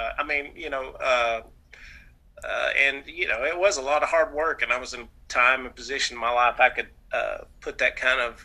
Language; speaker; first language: English; native; English